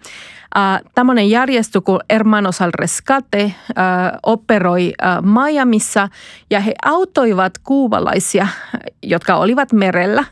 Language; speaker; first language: Finnish; non-native, fluent; Spanish